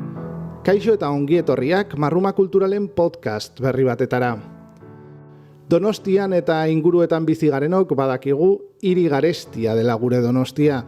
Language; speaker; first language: Basque; native; Basque